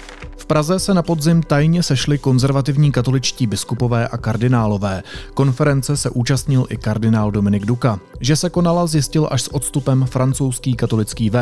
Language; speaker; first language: Czech; native; Czech